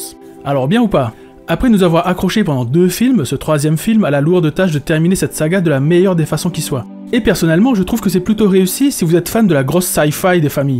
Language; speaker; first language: French; native; French